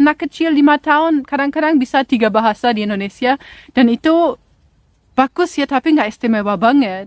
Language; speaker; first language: Indonesian; non-native, fluent; German